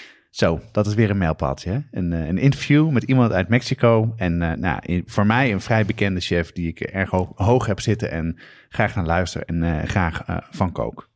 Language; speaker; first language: Dutch; native; Dutch